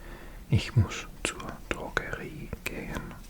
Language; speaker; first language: German; non-native, learner; English